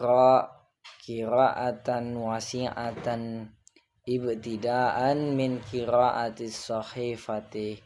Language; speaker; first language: Arabic; non-native, learner; Indonesian